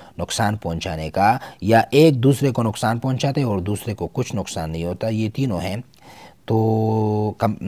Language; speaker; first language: Urdu; non-native, local second language; Pashto